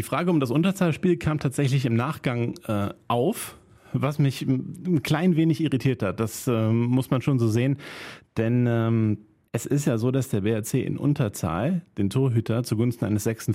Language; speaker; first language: German; native; German